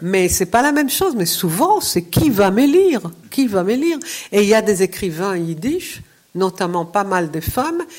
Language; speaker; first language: French; non-native, fluent; Hebrew